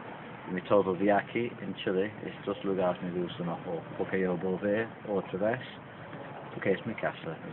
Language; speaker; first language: Spanish; non-native, learner; English